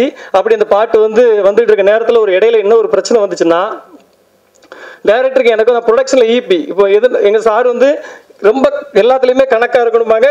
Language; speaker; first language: Tamil; native; Tamil